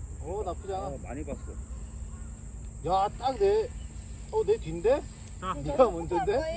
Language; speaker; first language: Korean; native; Korean